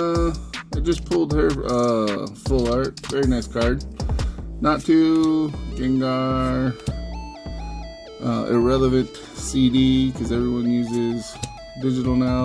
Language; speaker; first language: English; native; English